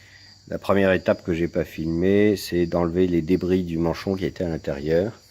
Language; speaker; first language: French; native; French